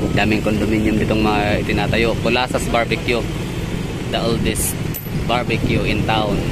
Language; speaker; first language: Filipino; non-native, local second language; Cebuano